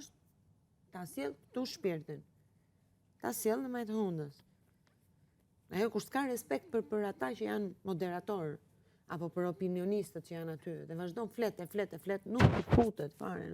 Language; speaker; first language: Albanian; native; Albanian